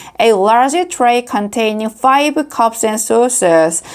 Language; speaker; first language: English; non-native, fluent; Korean